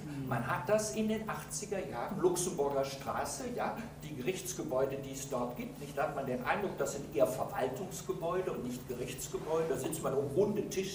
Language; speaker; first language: German; native; German